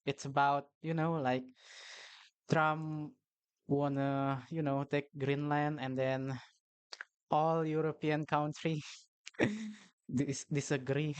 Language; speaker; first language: English; non-native, learner; Indonesian